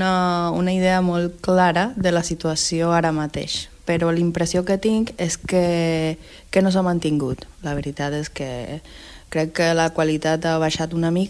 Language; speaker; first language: Catalan; non-native, fluent; Spanish